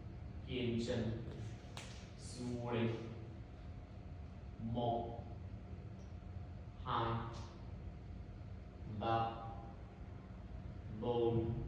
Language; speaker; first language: Vietnamese; non-native, learner; Indonesian